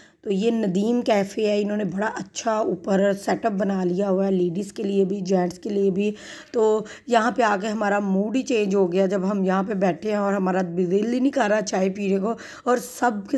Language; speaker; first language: Urdu; native; Urdu